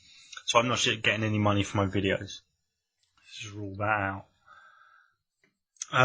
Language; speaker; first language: English; native; English